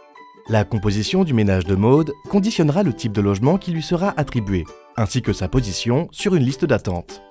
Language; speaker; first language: French; native; French